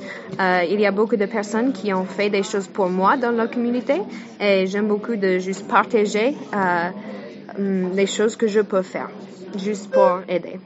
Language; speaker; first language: French; non-native, learner; English